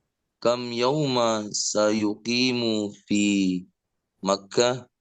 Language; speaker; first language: Arabic; non-native, learner; Indonesian